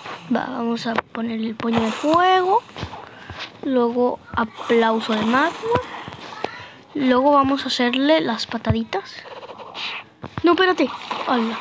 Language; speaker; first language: Spanish; native; Spanish